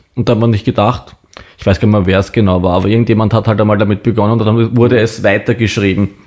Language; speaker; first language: German; native; German